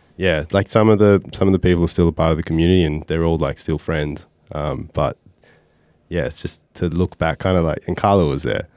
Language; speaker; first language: English; native; English